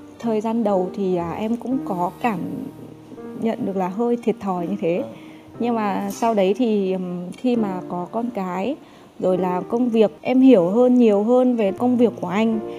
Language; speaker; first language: Vietnamese; non-native, local second language; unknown